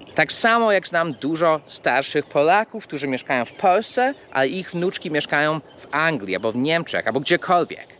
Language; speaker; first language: Polish; early bilingual, heritage; English